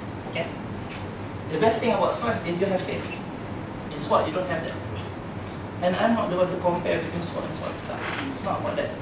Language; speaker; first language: English; non-native, local second language; Malay